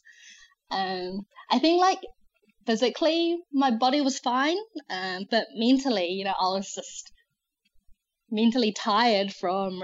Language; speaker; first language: English; native; English